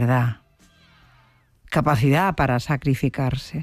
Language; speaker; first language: Spanish; native; Spanish